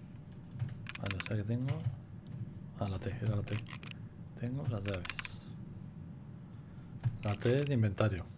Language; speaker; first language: Spanish; native; Spanish